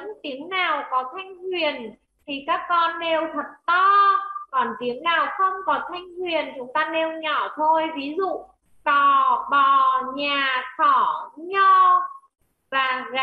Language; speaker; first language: Vietnamese; native; Vietnamese